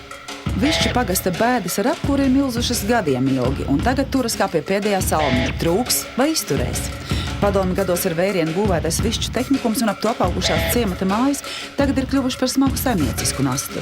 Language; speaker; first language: Latvian; native; Latvian